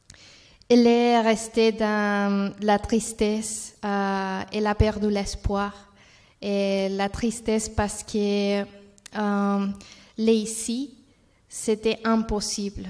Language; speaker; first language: French; non-native, learner; Spanish